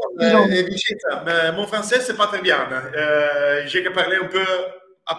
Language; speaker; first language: French; non-native, learner; Italian